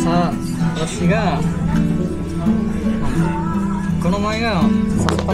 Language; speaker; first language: Japanese; non-native, fluent; Indonesian